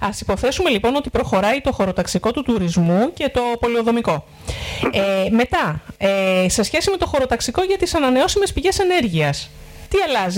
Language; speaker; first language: Greek; native; Greek